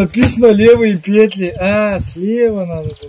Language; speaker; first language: Russian; native; Russian